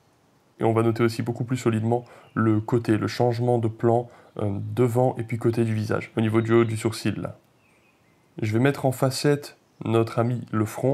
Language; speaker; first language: French; native; French